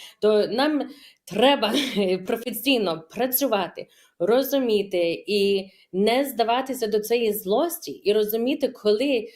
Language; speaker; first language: Ukrainian; early bilingual, heritage; Ukrainian